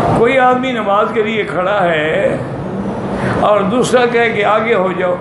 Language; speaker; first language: Urdu; native; Urdu